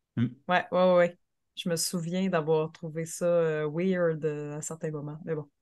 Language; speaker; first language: French; native; French